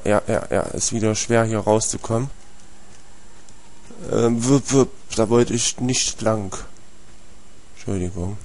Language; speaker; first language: German; native; German